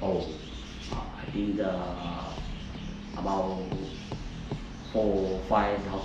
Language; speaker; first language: English; non-native, learner; Thai